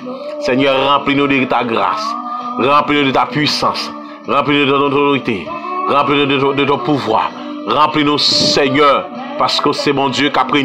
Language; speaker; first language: French; non-native, local second language; Haitian Creole